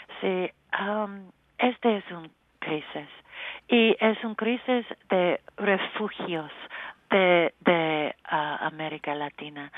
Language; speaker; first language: Spanish; non-native, learner; English